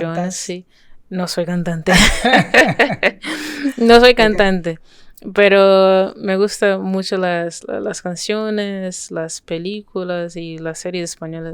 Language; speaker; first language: Spanish; non-native, fluent; French